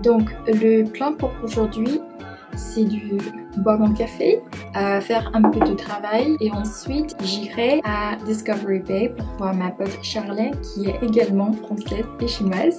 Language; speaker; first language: French; early bilingual, heritage; Cantonese